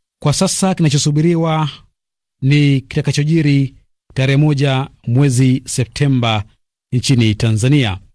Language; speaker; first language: Swahili; non-native, local second language; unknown